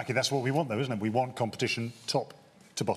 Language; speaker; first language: English; native; English